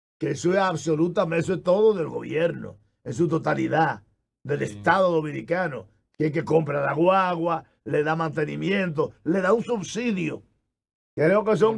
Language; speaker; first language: Spanish; native; Spanish